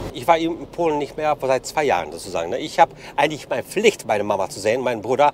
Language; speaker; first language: German; non-native, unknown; Polish